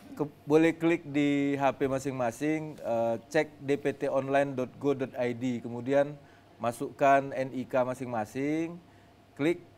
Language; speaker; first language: Indonesian; native; Indonesian